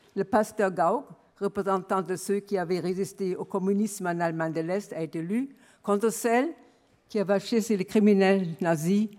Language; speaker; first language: French; non-native, fluent; German